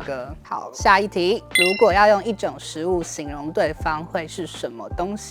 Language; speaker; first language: Chinese; native; Chinese